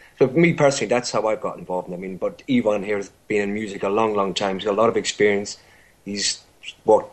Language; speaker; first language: English; native; English